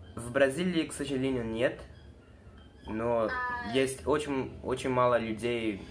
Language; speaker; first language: Russian; non-native, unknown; Portuguese